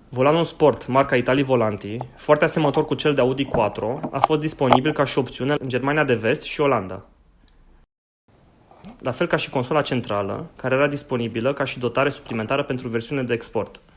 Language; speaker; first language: Romanian; native; Romanian